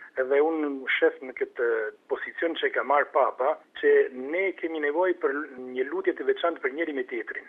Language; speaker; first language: Albanian; non-native, fluent; Italian